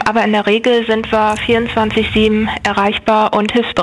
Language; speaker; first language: German; native; German